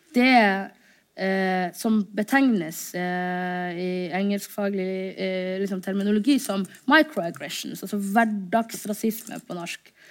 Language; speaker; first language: Norwegian; early bilingual, other home language; Somali